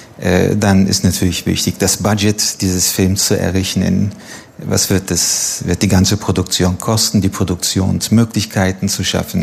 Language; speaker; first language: German; non-native, fluent; Turkish